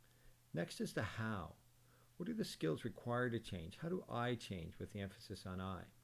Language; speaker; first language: English; native; English